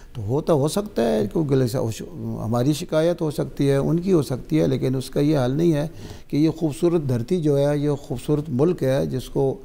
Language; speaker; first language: Urdu; non-native, local second language; Pashto